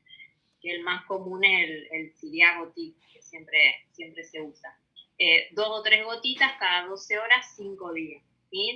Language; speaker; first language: Spanish; native; Spanish